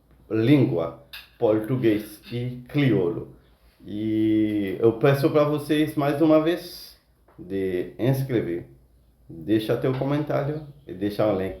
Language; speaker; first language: Portuguese; non-native, fluent; Haitian Creole